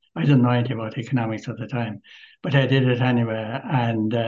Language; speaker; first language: English; native; English